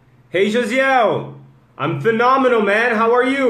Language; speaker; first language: English; non-native, fluent; Portuguese